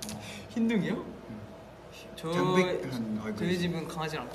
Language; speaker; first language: Korean; native; Korean